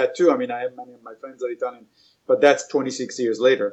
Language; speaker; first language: English; non-native, fluent; Italian